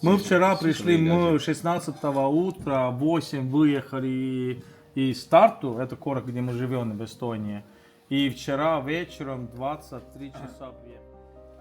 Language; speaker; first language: Russian; non-native, learner; Estonian